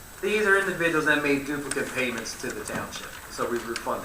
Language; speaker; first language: English; native; English